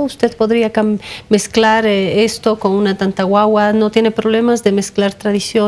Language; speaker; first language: Spanish; native; Spanish